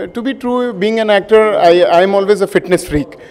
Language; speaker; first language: Hindi; native; Hindi